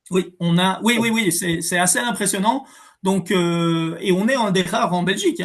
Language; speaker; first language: French; native; French